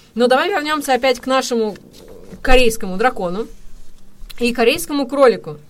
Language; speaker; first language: Russian; native; Russian